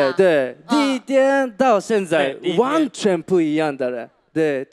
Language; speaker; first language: Chinese; non-native, learner; Japanese